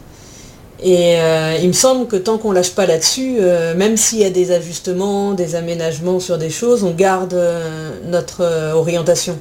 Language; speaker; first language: French; native; French